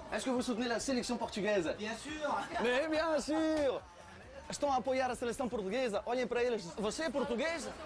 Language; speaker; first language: Portuguese; early bilingual, heritage; French